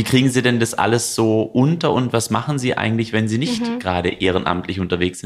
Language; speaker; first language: German; native; German